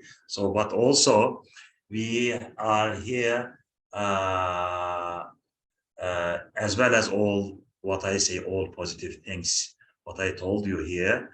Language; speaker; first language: English; non-native, fluent; Turkish